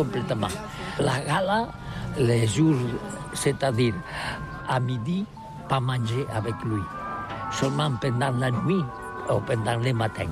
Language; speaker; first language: French; non-native, learner; Catalan